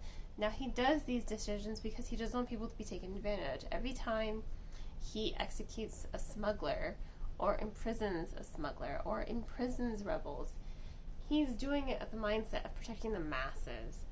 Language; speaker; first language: English; native; English